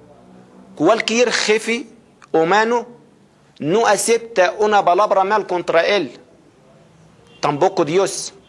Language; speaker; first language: Spanish; non-native, fluent; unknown